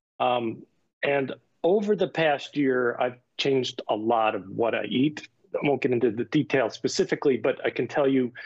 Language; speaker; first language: English; native; English